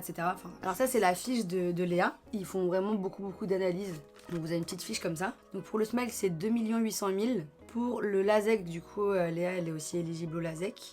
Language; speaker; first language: French; native; French